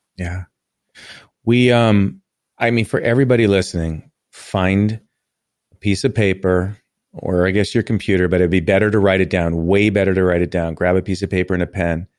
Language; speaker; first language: English; native; English